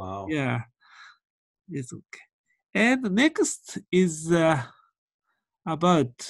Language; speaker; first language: English; non-native, learner; Japanese